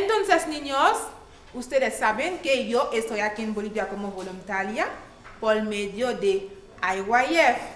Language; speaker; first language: Spanish; non-native, learner; Haitian Creole